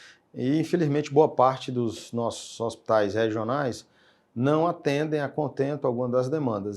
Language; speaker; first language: Portuguese; native; Portuguese